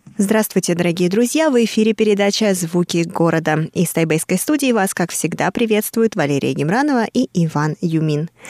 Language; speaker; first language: Russian; native; Russian